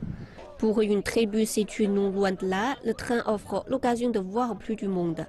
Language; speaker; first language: French; non-native, fluent; Chinese